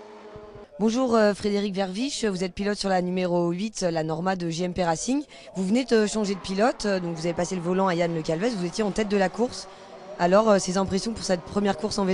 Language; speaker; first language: French; native; French